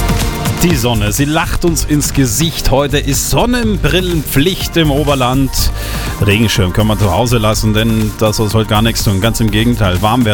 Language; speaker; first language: German; native; German